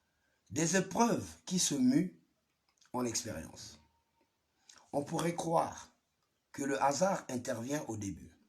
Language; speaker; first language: French; non-native, local second language; Lingala